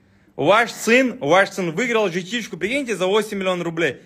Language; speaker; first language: Russian; native; Russian